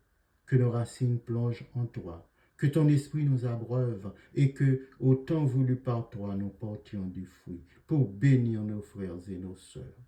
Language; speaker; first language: French; native; French